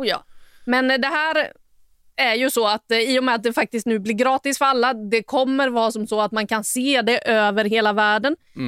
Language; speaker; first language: Swedish; native; Swedish